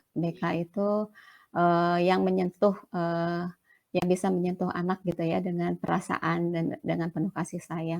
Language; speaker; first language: Indonesian; non-native, local second language; Sundanese